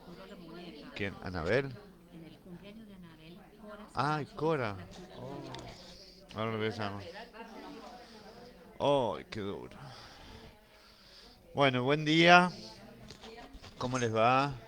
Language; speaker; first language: Spanish; native; Spanish